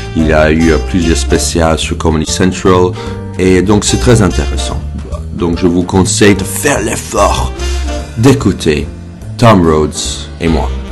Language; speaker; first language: French; non-native, fluent; English